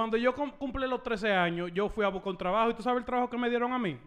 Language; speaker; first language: Spanish; early bilingual, heritage; Spanish